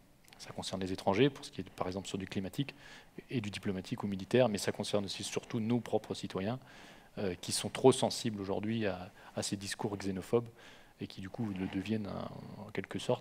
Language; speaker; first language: French; native; French